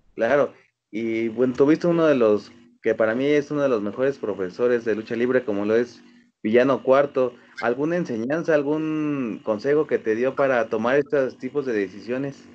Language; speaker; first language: Spanish; native; Spanish